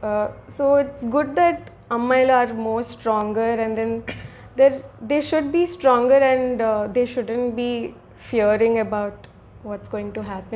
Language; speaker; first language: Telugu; early bilingual, heritage; Telugu